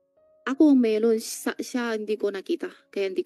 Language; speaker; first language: Filipino; non-native, learner; Chinese